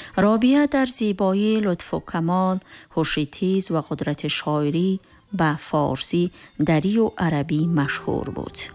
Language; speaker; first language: Persian; native; Persian